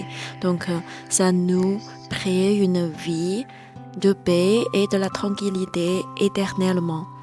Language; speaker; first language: French; non-native, fluent; Chinese